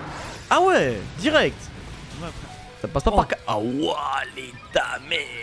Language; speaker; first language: French; native; French